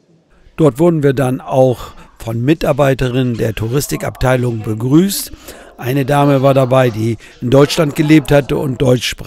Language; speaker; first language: German; native; German